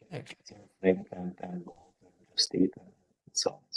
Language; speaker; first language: English; non-native, fluent; Lithuanian